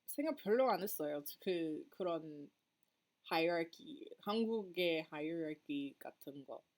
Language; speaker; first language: Korean; non-native, learner; English